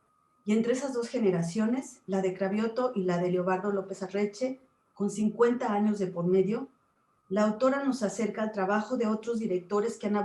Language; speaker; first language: Spanish; native; Spanish